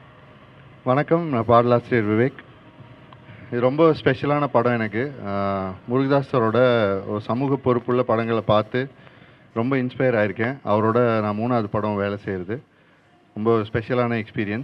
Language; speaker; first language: Tamil; native; Tamil